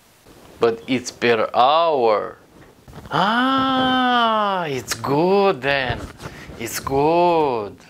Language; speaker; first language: English; non-native, learner; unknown